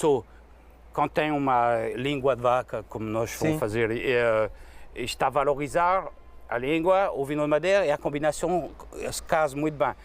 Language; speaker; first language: Portuguese; non-native, learner; French